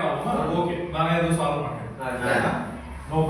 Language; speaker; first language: Kannada; non-native, local second language; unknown